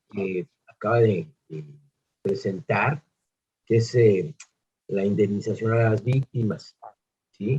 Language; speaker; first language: Spanish; native; Spanish